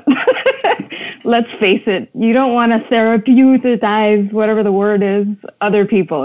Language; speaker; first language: English; native; English